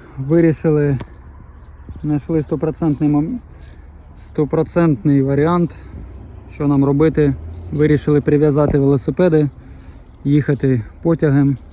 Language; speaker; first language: Ukrainian; non-native, local second language; Russian